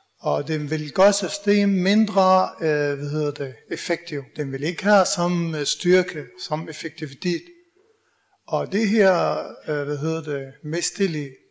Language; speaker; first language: Danish; non-native, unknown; Arabic